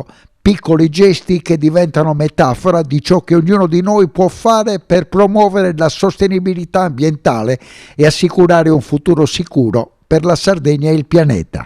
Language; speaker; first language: Italian; native; Italian